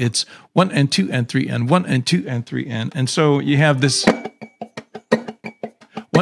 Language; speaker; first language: English; native; English